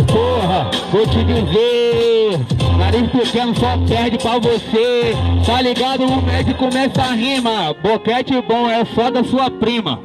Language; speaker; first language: Portuguese; native; Portuguese